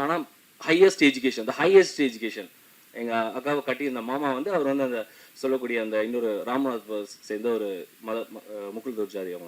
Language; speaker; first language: Tamil; native; Tamil